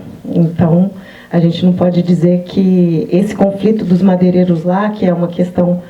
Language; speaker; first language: Portuguese; native; Portuguese